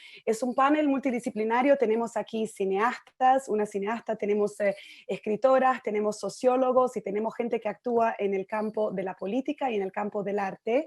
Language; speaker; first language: Spanish; native; Spanish